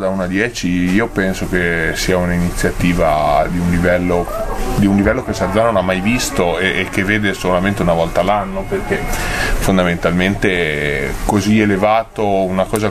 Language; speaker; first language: Italian; native; Italian